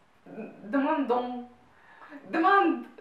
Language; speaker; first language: French; non-native, learner; Russian